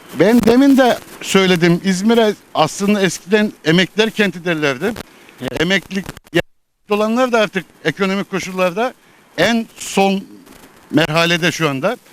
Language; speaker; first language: Turkish; native; Turkish